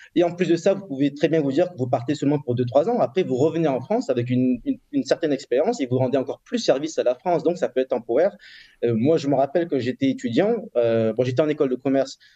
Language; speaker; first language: French; native; French